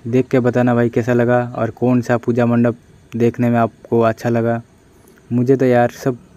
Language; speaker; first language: Hindi; non-native, local second language; Odia